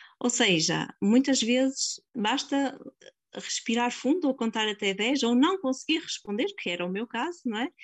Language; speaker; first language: Portuguese; native; Portuguese